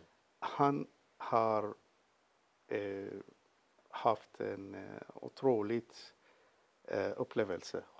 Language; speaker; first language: Swedish; non-native, fluent; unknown